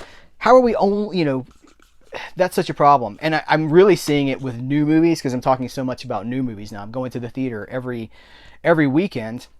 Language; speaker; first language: English; native; English